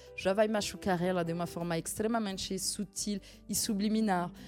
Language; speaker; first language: Portuguese; non-native, fluent; French